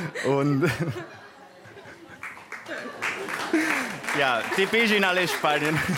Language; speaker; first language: German; non-native, learner; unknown